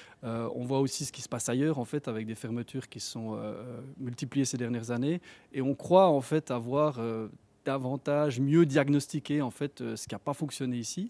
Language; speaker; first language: French; native; French